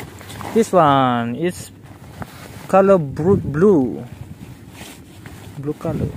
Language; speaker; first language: English; non-native, learner; Malay